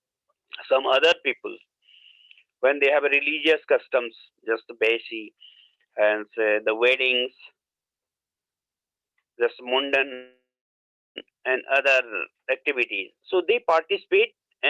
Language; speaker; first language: English; non-native, learner; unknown